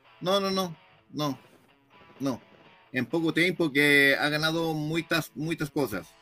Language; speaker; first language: Portuguese; non-native, learner; Spanish